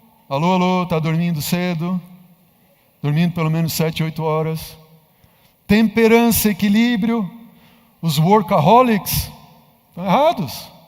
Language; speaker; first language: Portuguese; native; Portuguese